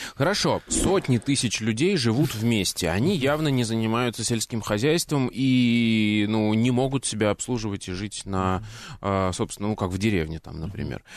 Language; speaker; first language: Russian; native; Russian